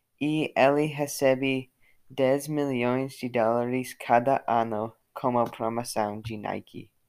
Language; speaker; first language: Portuguese; non-native, learner; English